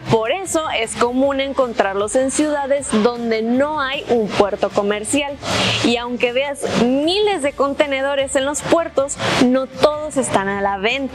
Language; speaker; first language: Spanish; native; Spanish